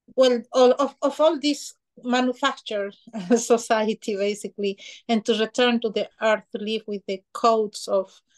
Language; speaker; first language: English; non-native, fluent; Spanish